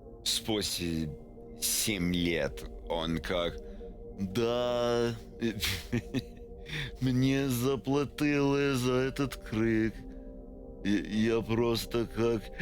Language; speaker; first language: Russian; non-native, learner; English